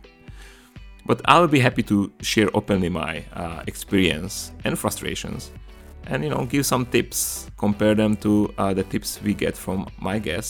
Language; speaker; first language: English; non-native, fluent; Hungarian